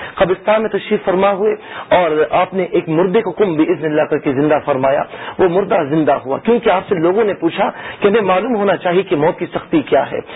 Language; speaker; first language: Urdu; native; Urdu